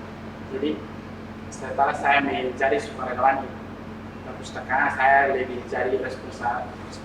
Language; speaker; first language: Indonesian; non-native, fluent; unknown